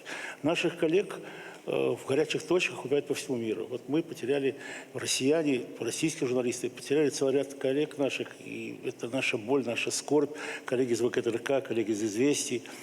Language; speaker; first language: Russian; native; Russian